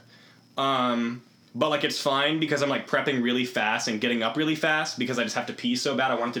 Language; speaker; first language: English; native; English